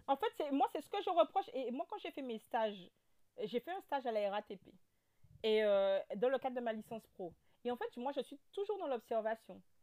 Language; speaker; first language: French; native; French